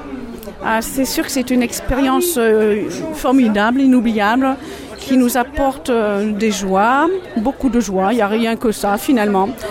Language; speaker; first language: French; native; French